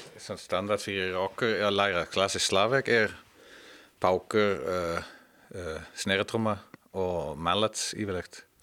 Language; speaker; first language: Icelandic; non-native, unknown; Dutch